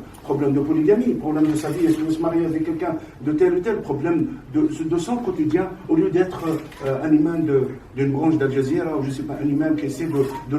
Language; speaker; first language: French; non-native, fluent; Arabic